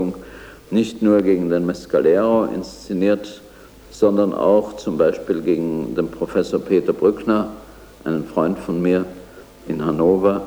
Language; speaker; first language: German; native; German